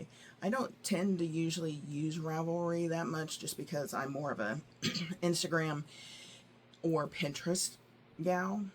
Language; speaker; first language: English; native; English